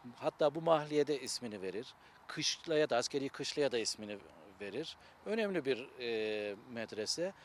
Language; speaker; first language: Turkish; native; Turkish